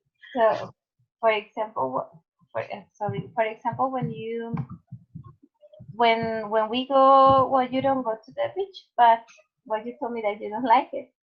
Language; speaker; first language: English; non-native, fluent; Spanish